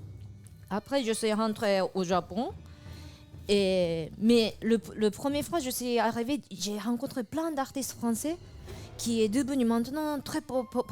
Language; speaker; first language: French; non-native, fluent; Japanese